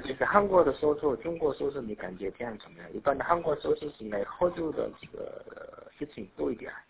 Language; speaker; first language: Chinese; non-native, learner; Korean